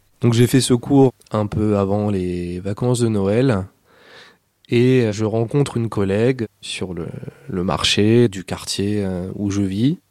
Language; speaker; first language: French; native; French